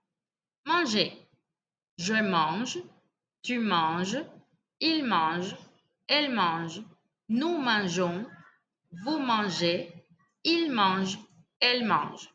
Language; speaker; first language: French; non-native, fluent; Spanish